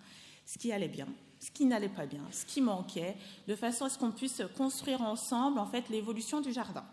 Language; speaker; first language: French; native; French